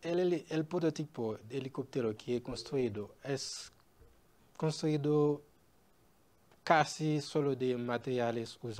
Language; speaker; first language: Spanish; non-native, learner; Haitian Creole